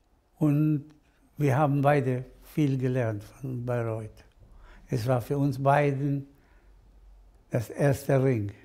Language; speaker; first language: German; non-native, fluent; Spanish